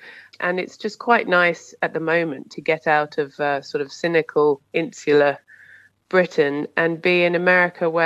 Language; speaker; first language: English; native; English